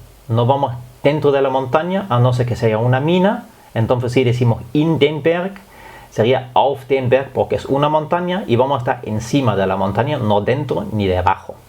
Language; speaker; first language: Spanish; non-native, fluent; German